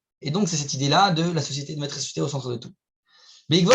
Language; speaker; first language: French; native; French